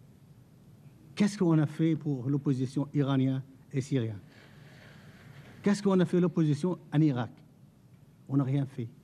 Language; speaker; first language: French; non-native, fluent; Arabic